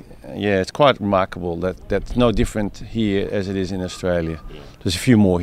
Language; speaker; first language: English; native; English